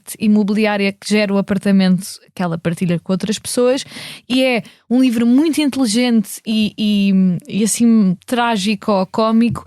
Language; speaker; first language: Portuguese; native; Portuguese